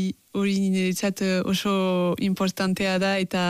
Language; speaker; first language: Basque; non-native, local second language; French